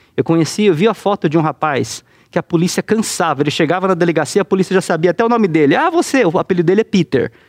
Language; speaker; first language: Portuguese; native; Portuguese